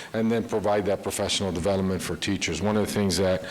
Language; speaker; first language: English; early bilingual, other home language; Spanish